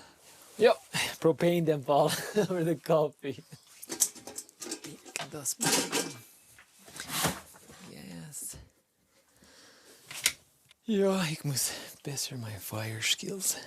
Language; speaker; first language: German; non-native, learner; English